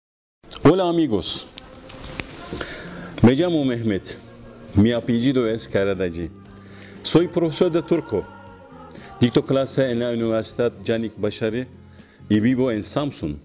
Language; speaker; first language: Spanish; non-native, fluent; Turkish